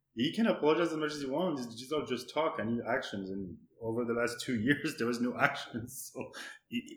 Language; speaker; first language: English; non-native, fluent; French